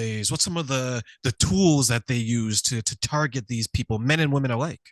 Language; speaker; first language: English; native; English